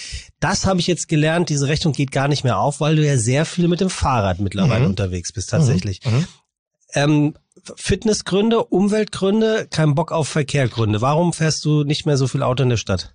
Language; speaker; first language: German; native; German